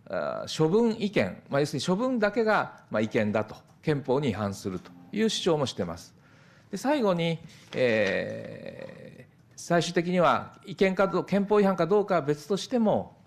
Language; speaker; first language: Japanese; native; Japanese